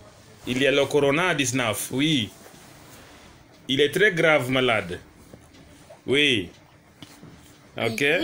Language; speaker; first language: French; non-native, learner; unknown